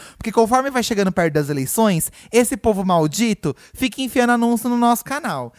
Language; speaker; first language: Portuguese; native; Portuguese